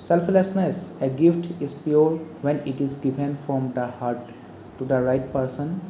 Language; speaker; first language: English; non-native, local second language; Assamese